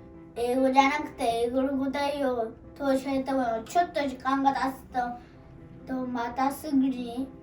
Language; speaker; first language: Japanese; early bilingual, other home language; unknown